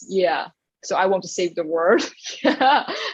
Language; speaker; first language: English; non-native, learner; Chinese